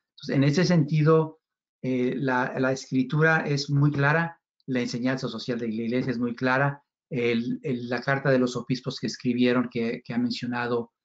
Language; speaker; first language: Spanish; native; Spanish